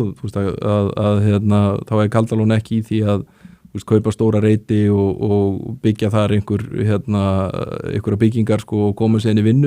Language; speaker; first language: Icelandic; native; Icelandic